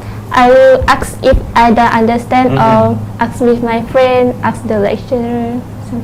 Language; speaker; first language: English; non-native, learner; Thai